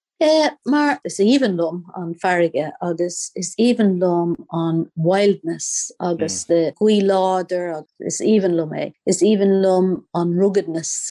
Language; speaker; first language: Irish; non-native, local second language; English